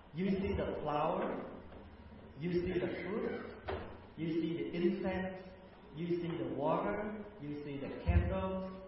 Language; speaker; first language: English; non-native, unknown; Vietnamese